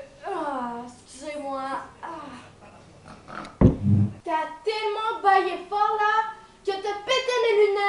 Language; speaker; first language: French; native; French